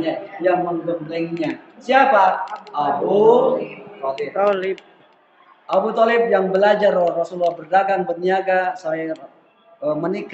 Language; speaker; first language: Indonesian; non-native, local second language; Sundanese